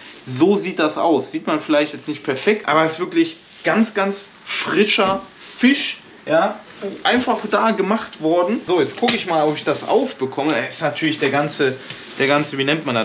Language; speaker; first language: German; native; German